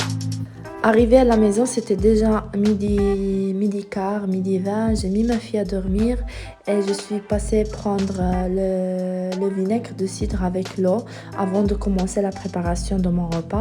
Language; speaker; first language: French; non-native, fluent; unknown